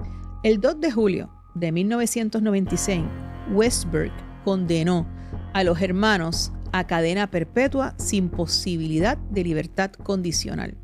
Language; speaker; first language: Spanish; native; Spanish